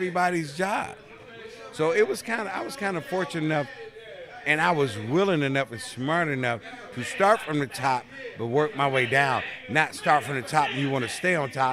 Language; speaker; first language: English; native; English